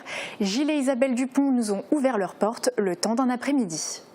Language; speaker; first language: French; native; French